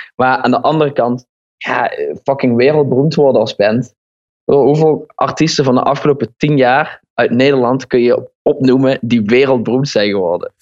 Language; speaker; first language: Dutch; native; Dutch